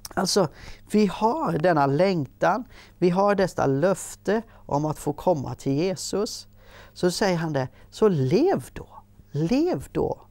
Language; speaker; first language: Swedish; native; Swedish